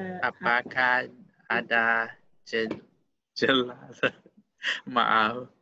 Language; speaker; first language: Indonesian; non-native, learner; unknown